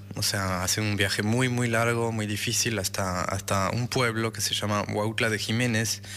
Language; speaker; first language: Spanish; non-native, fluent; French